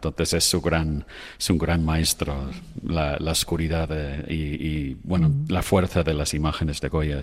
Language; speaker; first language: Spanish; non-native, fluent; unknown